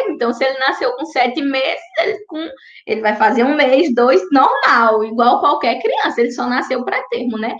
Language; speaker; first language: Portuguese; native; Portuguese